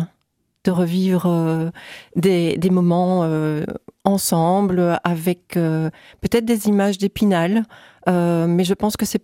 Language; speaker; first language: French; native; French